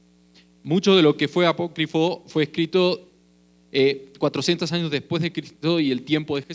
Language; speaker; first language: Spanish; native; Spanish